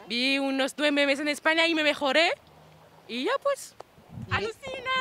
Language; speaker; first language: Spanish; non-native, fluent; Malagasy